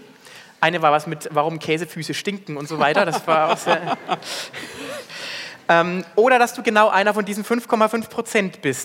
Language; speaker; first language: German; native; German